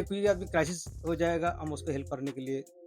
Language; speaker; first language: Hindi; non-native, fluent; Bangla